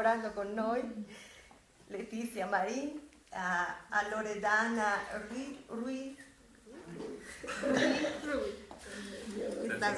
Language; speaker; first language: Italian; non-native, fluent; Spanish